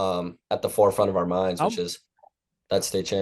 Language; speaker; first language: English; native; English